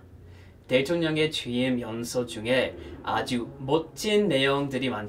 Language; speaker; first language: Korean; non-native, fluent; English